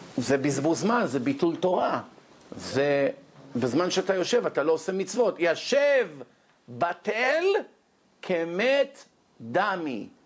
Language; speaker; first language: Hebrew; native; Hebrew